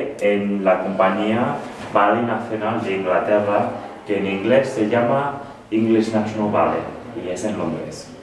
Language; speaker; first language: Spanish; non-native, fluent; English